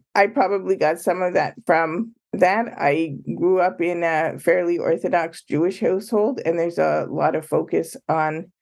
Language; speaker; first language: English; native; English